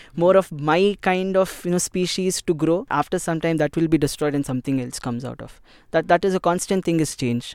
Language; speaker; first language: English; non-native, local second language; Kannada